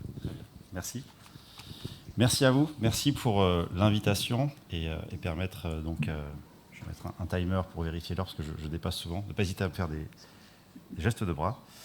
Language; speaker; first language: French; native; French